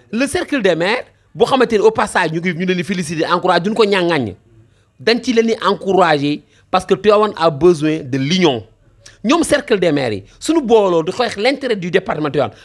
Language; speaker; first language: French; non-native, local second language; Wolof